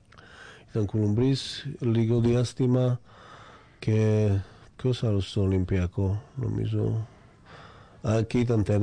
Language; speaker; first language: Greek; non-native, fluent; Slovak